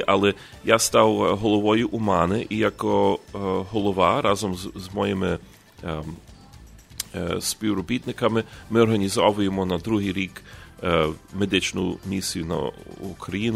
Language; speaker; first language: Ukrainian; early bilingual, heritage; Ukrainian